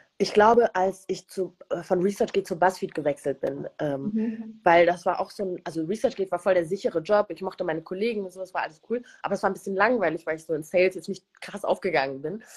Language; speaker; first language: German; early bilingual, other home language; Kinyarwanda